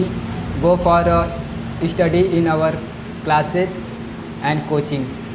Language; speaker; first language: English; non-native, learner; Hindi